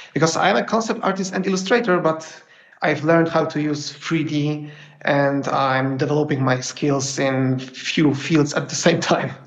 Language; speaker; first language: English; non-native, fluent; Polish